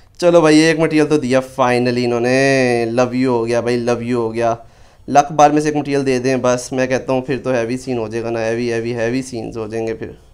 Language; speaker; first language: Hindi; native; Hindi